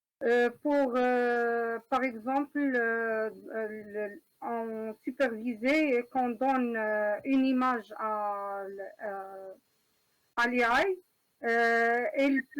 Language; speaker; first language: French; non-native, learner; Arabic